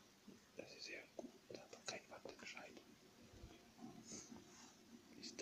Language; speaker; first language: German; non-native, learner; Bosnian